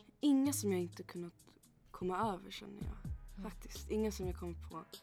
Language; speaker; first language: Swedish; early bilingual, other home language; English